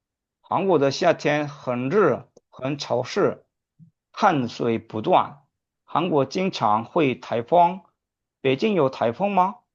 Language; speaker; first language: Chinese; non-native, fluent; Korean